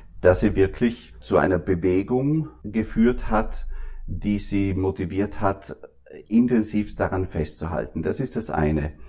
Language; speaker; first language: German; native; German